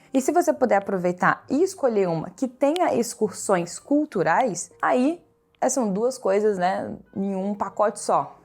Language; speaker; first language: Portuguese; native; Portuguese